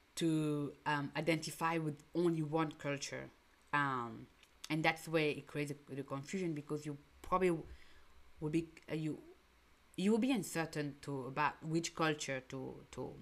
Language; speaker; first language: English; non-native, local second language; French